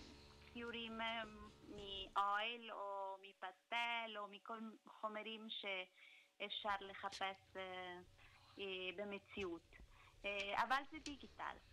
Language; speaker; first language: Hebrew; non-native, learner; Italian